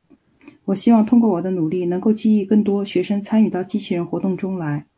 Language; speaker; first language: Chinese; native; Chinese